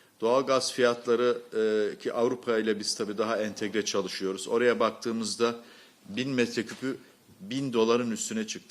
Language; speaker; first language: Turkish; native; Turkish